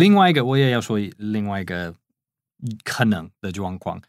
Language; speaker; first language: Chinese; non-native, fluent; English